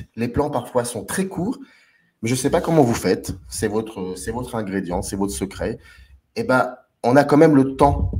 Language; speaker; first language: French; native; French